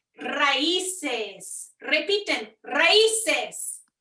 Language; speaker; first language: Spanish; non-native, fluent; English